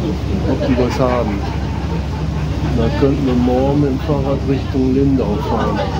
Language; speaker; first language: German; native; German